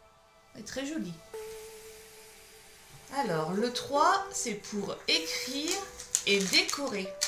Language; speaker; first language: French; native; French